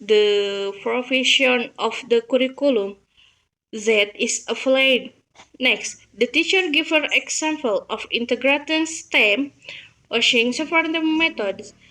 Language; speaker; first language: English; non-native, learner; Indonesian